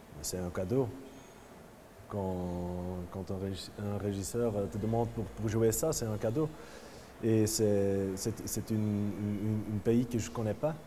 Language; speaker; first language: French; non-native, local second language; Dutch